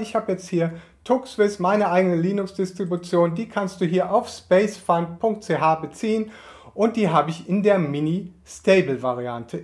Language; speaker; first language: German; native; German